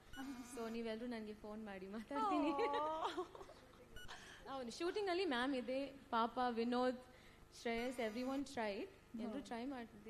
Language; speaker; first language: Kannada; non-native, learner; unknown